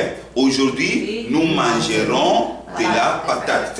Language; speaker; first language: French; non-native, fluent; Korean